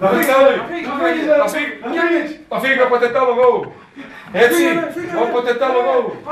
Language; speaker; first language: Greek; non-native, fluent; Serbian